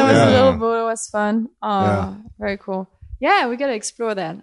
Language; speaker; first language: English; non-native, fluent; French